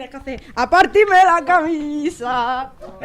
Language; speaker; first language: Spanish; native; Spanish